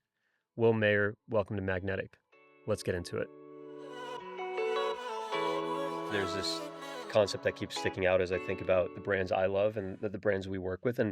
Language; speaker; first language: English; native; English